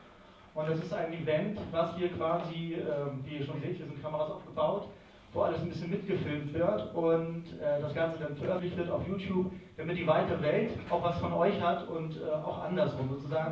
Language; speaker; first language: German; native; German